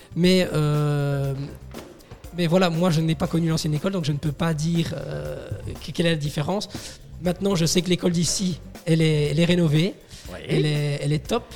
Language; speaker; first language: French; native; French